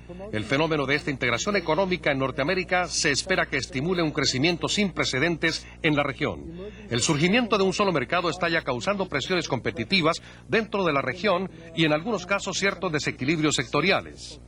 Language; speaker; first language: Spanish; native; Spanish